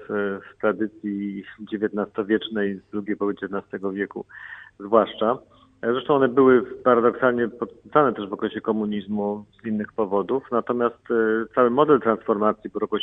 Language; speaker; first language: Polish; native; Polish